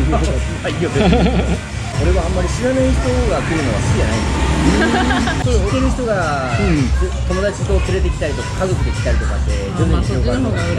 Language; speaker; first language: Japanese; native; Japanese